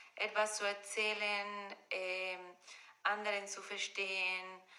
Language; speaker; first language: German; non-native, fluent; Spanish